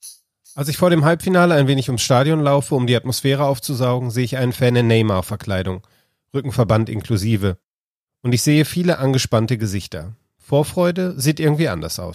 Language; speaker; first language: German; native; German